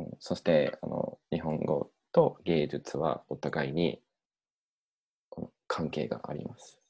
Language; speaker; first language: Japanese; non-native, learner; English